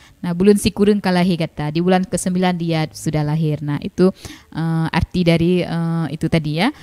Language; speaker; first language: Indonesian; non-native, local second language; Achinese